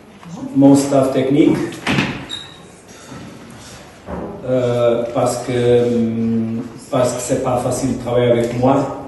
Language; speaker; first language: French; non-native, fluent; Portuguese